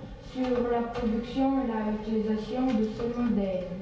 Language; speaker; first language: French; non-native, learner; Russian